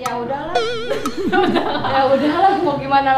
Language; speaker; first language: Indonesian; native; Indonesian